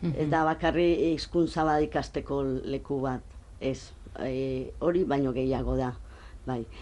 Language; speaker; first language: Basque; non-native, fluent; Spanish